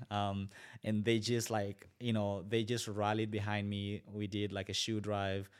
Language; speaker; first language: English; non-native, local second language; Shona